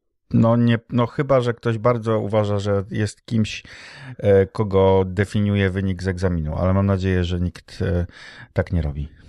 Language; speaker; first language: Polish; native; Polish